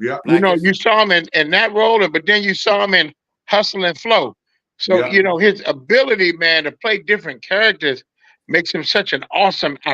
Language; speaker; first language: English; native; English